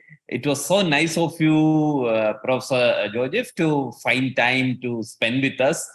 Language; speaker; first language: English; non-native, local second language; Malayalam